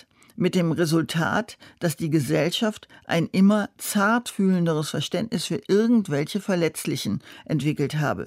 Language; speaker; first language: German; native; German